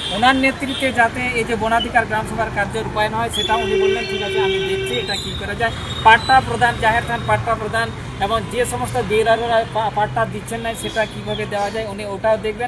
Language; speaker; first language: Bangla; non-native, local second language; Santali